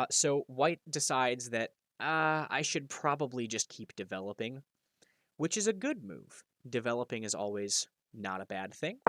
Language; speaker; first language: English; native; English